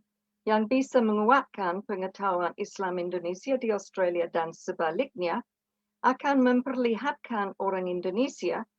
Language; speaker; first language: Indonesian; non-native, fluent; English